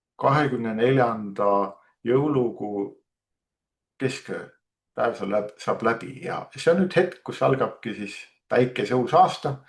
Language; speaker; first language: Estonian; native; Estonian